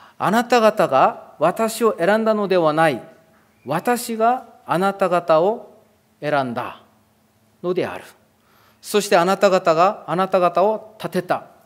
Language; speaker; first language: Japanese; non-native, fluent; Korean